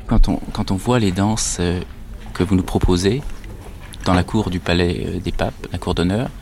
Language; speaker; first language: French; native; French